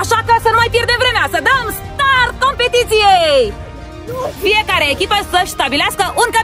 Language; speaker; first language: Romanian; native; Romanian